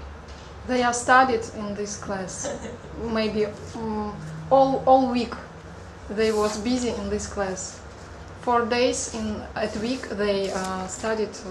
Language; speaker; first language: English; non-native, learner; Russian